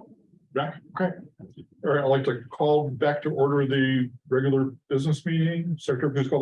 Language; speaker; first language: English; native; English